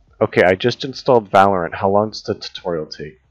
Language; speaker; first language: English; native; English